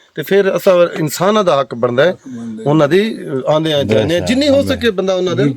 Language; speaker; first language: Punjabi; non-native, local second language; Saraiki